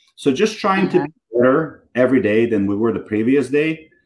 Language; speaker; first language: English; non-native, fluent; Serbian